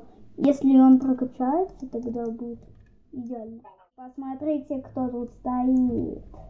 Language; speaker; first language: Russian; native; Russian